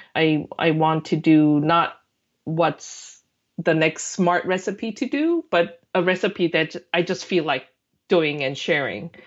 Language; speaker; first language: English; non-native, fluent; Korean